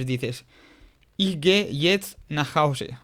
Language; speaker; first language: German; non-native, fluent; Spanish